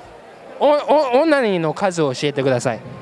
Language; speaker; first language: Japanese; early bilingual, heritage; English